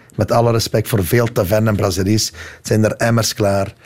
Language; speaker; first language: Dutch; native; Dutch